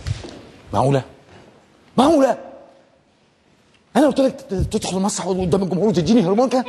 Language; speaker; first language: Arabic; native; Arabic